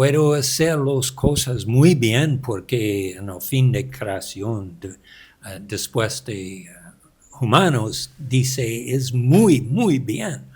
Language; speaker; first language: Spanish; non-native, learner; English